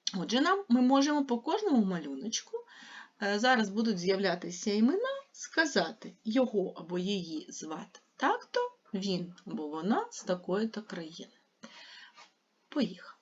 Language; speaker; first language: Ukrainian; native; Ukrainian